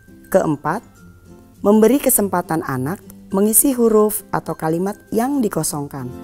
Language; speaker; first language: Indonesian; native; Indonesian